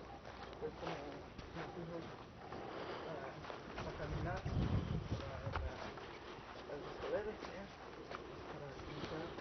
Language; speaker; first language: Spanish; non-native, learner; English